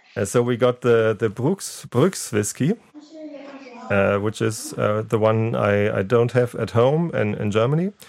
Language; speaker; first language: English; non-native, fluent; German